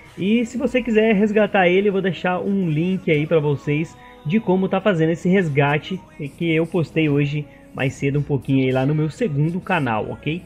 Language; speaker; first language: Portuguese; native; Portuguese